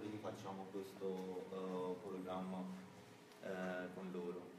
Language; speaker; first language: Italian; non-native, learner; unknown